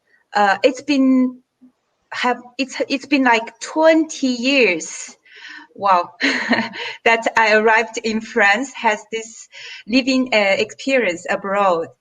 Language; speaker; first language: English; non-native, fluent; Chinese